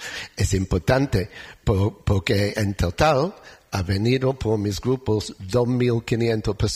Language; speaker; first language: Spanish; non-native, learner; English